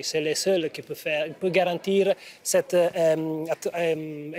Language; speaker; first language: French; non-native, fluent; Italian